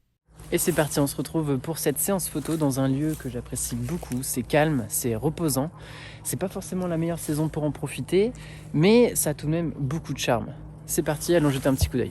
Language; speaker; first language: French; native; French